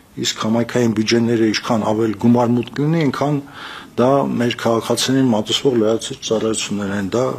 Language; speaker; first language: Armenian; native; Armenian